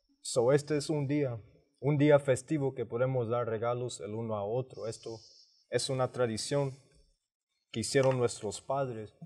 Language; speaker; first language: Spanish; early bilingual, heritage; Spanish